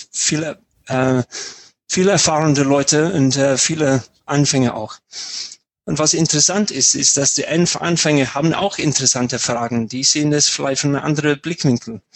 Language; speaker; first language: German; non-native, fluent; English